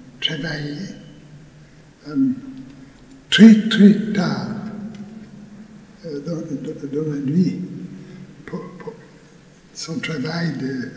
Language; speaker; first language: French; non-native, learner; English